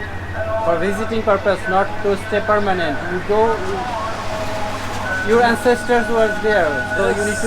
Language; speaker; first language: English; non-native, learner; Bangla